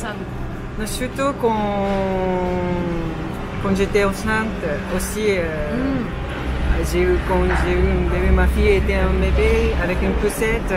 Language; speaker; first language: French; non-native, fluent; Japanese